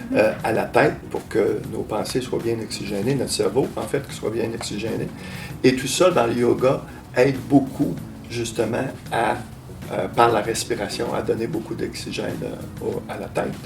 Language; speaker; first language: French; native; French